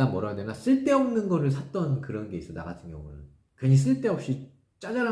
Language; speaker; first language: Korean; native; Korean